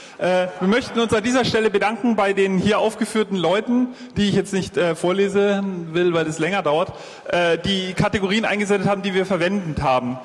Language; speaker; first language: German; native; German